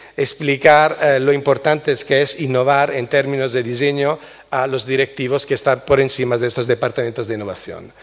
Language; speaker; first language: Spanish; non-native, fluent; Italian